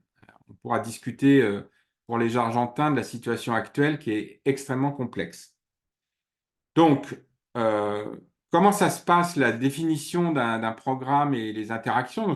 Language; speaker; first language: French; native; French